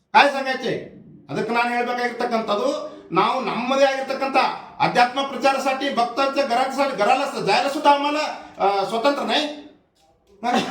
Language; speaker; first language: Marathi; non-native, local second language; Kannada